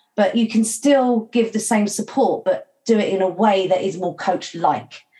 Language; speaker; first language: English; native; English